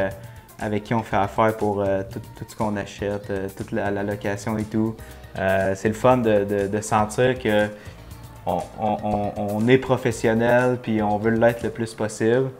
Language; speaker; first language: French; native; French